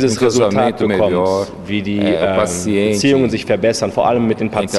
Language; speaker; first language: German; non-native, fluent; Portuguese